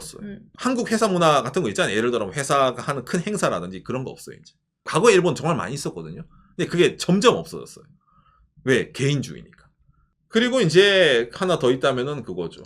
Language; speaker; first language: Korean; native; Korean